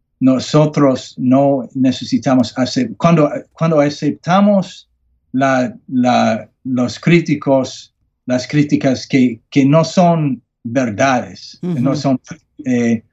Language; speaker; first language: Spanish; non-native, learner; English